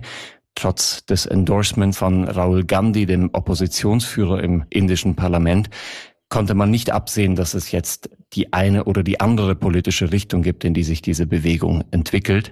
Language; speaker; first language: German; native; German